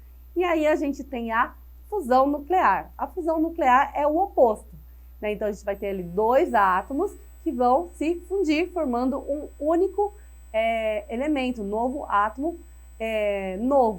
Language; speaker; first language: Portuguese; native; Portuguese